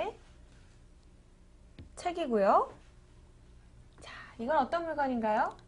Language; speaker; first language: Korean; native; Korean